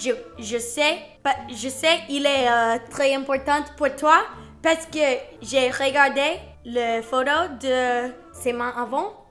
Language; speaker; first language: French; non-native, learner; English